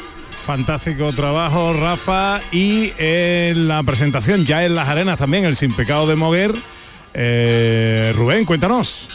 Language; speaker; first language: Spanish; native; Spanish